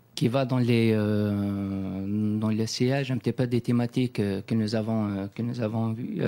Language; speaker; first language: French; non-native, local second language; Kabyle